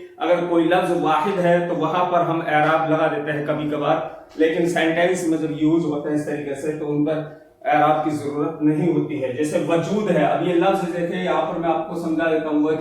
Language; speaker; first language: Urdu; native; Urdu